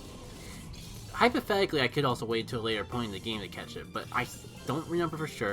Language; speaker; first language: English; native; English